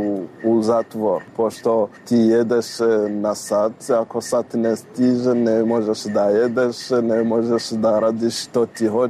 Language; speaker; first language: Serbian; non-native, learner; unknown